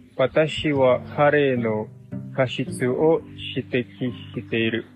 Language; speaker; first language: Japanese; non-native, learner; English